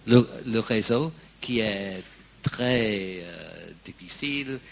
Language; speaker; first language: French; non-native, fluent; English